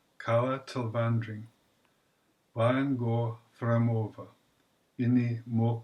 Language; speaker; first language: Norwegian; non-native, learner; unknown